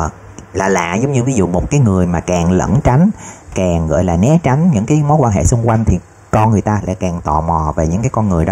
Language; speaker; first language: Vietnamese; native; Vietnamese